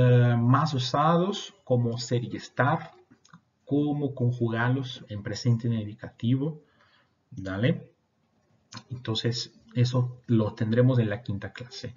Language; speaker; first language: Spanish; non-native, fluent; Portuguese